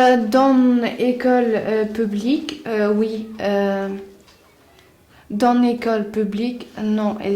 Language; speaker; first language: French; non-native, learner; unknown